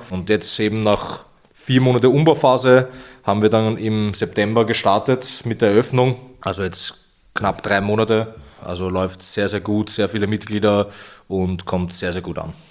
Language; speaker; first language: German; native; German